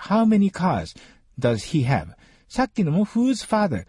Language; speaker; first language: English; non-native, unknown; Japanese